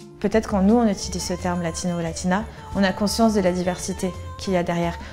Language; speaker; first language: French; early bilingual, other home language; Spanish